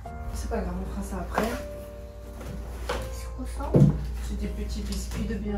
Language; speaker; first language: French; native; French